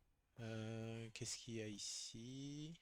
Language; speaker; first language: French; native; French